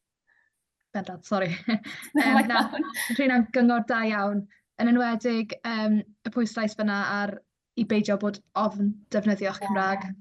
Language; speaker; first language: Welsh; native; Welsh